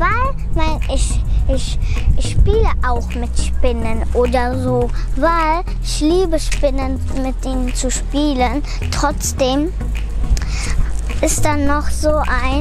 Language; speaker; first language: German; early bilingual, other home language; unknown